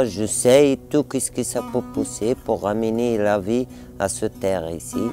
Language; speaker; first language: French; non-native, learner; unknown